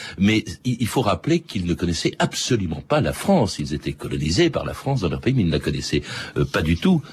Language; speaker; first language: French; native; French